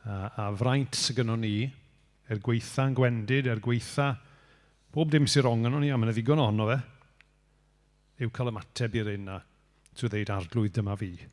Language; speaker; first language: Welsh; native; Welsh